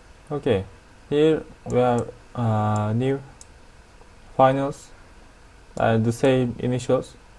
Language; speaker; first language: English; non-native, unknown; Turkish